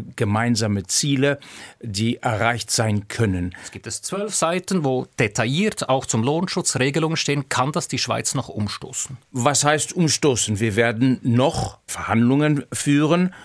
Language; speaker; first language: German; non-native, fluent; Greek